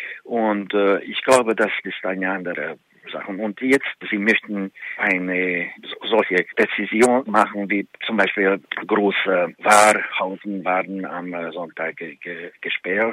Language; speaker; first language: German; non-native, fluent; Hungarian